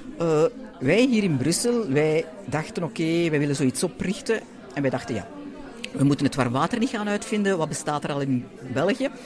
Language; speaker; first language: Dutch; native; Dutch